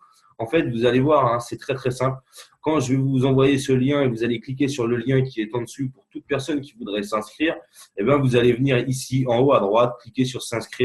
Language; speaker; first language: French; native; French